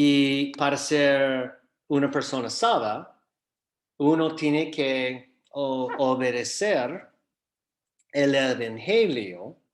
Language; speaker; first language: Spanish; non-native, fluent; English